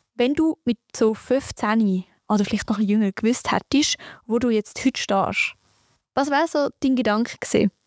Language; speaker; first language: German; native; German